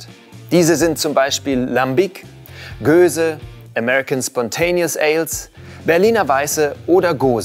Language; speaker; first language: German; native; German